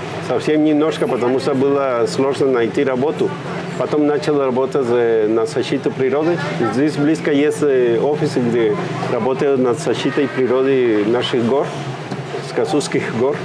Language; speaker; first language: Russian; non-native, fluent; Spanish